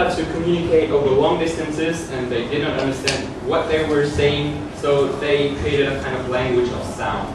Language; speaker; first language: English; non-native, fluent; German